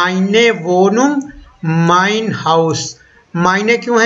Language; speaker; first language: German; non-native, fluent; Hindi